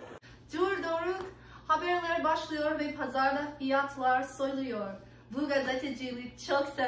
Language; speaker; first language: Turkish; non-native, learner; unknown